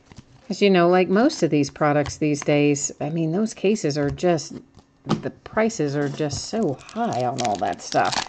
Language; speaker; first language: English; native; English